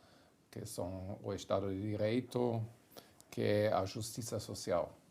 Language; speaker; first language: Portuguese; non-native, fluent; German